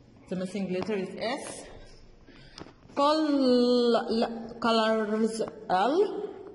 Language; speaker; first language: English; non-native, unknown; Arabic